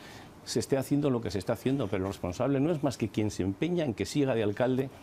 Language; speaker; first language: Spanish; native; Spanish